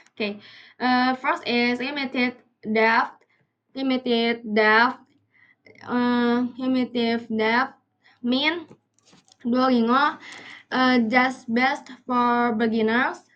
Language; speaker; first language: English; non-native, learner; Indonesian